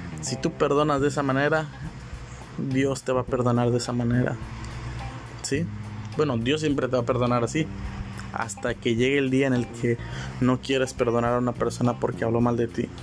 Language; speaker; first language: Spanish; native; Spanish